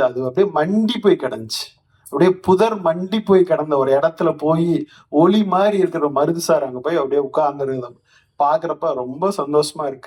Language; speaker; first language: Tamil; native; Tamil